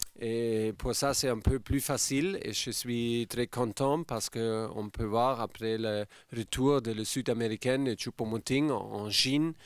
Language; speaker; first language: French; non-native, fluent; German